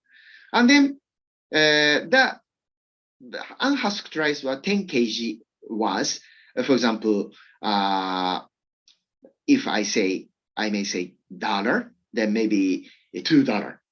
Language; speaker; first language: English; non-native, learner; Japanese